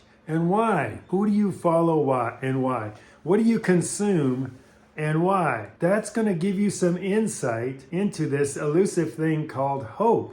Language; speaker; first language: English; native; English